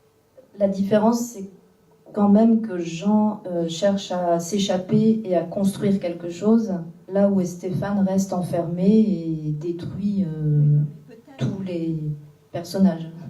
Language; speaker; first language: French; native; French